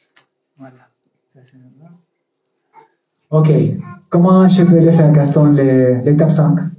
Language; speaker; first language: French; non-native, learner; Spanish